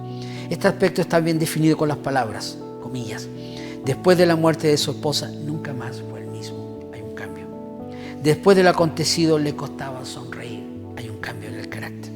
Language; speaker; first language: Spanish; native; Spanish